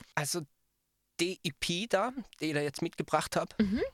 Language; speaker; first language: German; native; German